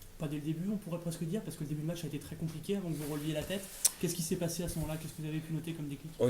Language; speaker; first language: French; native; French